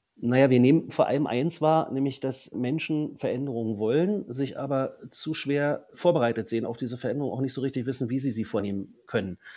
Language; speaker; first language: German; native; German